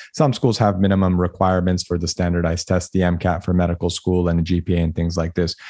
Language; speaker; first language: English; early bilingual, other home language; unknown